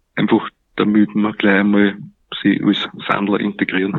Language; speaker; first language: German; native; German